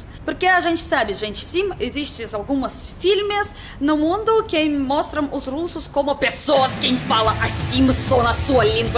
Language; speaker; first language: Portuguese; non-native, learner; Russian